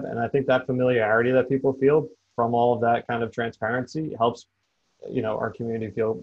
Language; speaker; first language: English; native; English